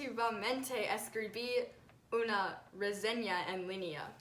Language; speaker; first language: Spanish; non-native, learner; English